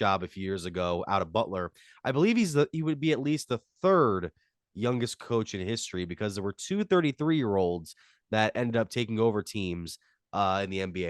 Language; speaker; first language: English; native; English